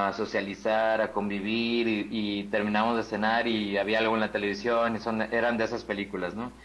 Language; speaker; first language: Spanish; native; Spanish